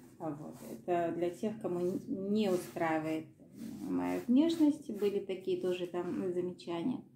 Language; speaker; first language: Russian; native; Russian